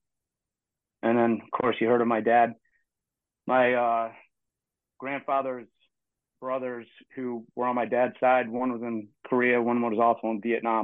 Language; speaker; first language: English; native; English